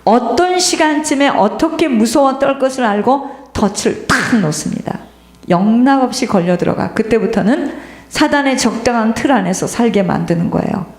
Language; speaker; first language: Korean; native; Korean